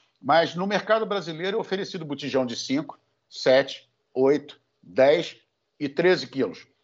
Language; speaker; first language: Portuguese; native; Portuguese